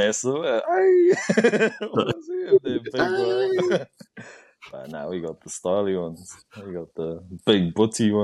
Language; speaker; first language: English; native; English